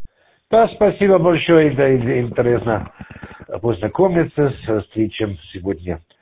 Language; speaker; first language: Russian; non-native, learner; German